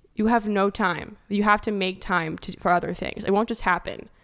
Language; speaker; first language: English; early bilingual, other home language; Italian